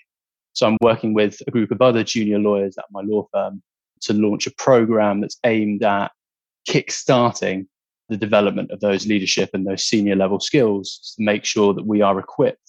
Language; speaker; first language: English; native; English